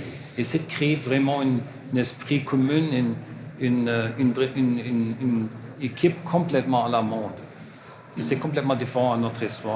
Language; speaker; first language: French; non-native, learner; German